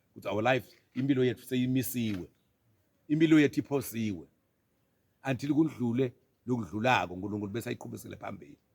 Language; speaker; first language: Zulu; non-native, local second language; Swati